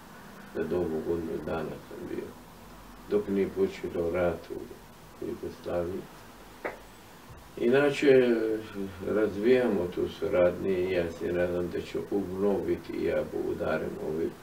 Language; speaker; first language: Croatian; non-native, fluent; Arabic